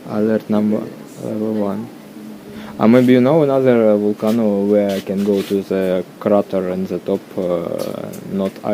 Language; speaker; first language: English; non-native, learner; Russian